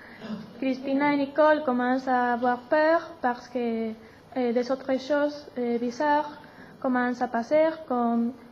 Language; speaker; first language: French; non-native, learner; Spanish